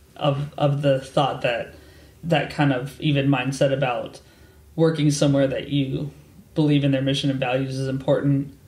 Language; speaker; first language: English; native; English